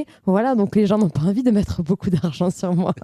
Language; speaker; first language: French; native; French